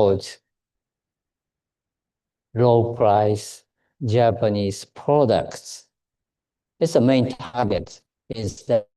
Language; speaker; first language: English; non-native, fluent; Japanese